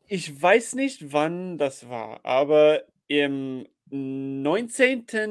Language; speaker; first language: German; non-native, learner; English